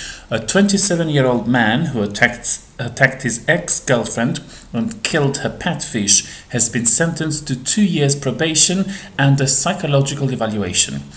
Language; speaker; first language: English; non-native, fluent; Albanian